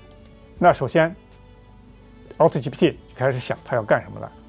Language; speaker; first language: Chinese; native; Chinese